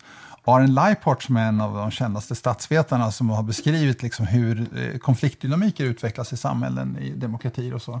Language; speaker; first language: Swedish; native; Swedish